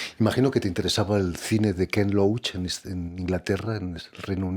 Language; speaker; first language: Spanish; native; Spanish